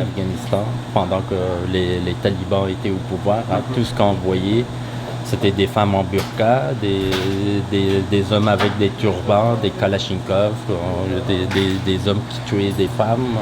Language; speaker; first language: French; non-native, fluent; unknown